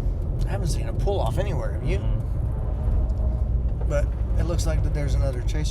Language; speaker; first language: English; native; English